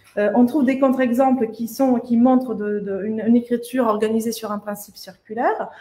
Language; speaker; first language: French; non-native, fluent; Italian